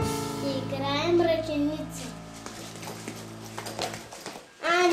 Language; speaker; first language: Bulgarian; early bilingual, heritage; Bulgarian